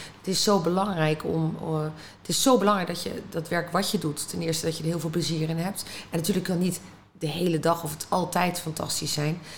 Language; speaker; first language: Dutch; native; Dutch